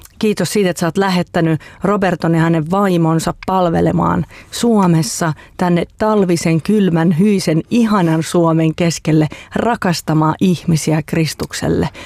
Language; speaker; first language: Finnish; native; Finnish